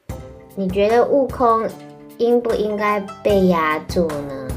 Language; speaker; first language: Chinese; native; Chinese